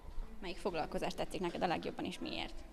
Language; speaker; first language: Hungarian; native; Hungarian